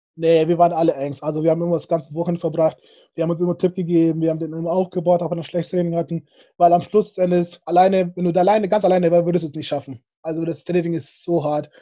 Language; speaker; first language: German; early bilingual, other home language; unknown